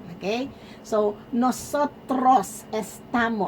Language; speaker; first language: Spanish; non-native, fluent; Filipino